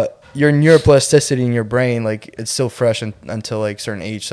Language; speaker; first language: English; non-native, fluent; Ukrainian